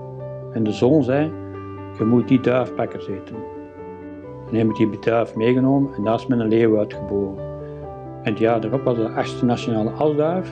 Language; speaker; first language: Dutch; native; Dutch